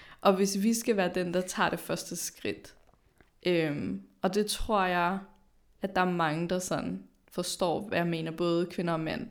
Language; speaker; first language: Danish; early bilingual, other home language; Arabic